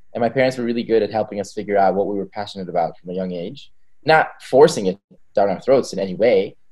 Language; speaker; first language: English; early bilingual, other home language; Hebrew